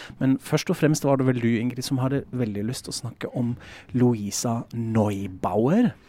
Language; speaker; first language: Norwegian; non-native, fluent; German